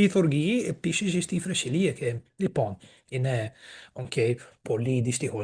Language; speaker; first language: Greek; non-native, fluent; Portuguese